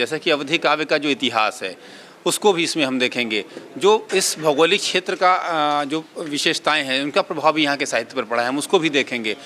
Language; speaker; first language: Hindi; native; Hindi